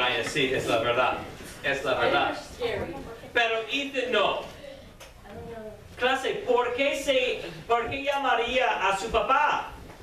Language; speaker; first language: Spanish; non-native, fluent; English